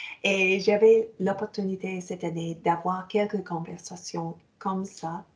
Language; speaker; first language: French; non-native, fluent; English